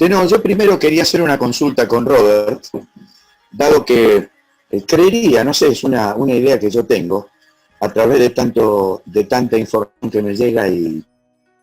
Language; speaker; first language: Spanish; native; Spanish